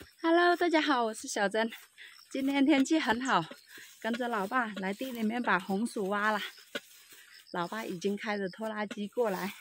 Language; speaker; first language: Chinese; native; Chinese